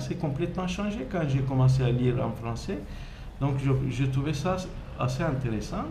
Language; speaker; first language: French; non-native, fluent; Turkish